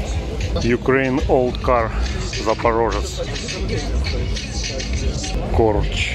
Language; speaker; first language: English; non-native, learner; Russian